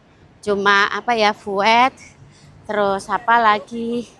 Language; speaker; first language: Indonesian; non-native, local second language; Javanese